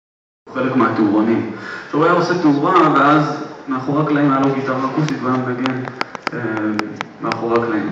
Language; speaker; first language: Hebrew; native; Hebrew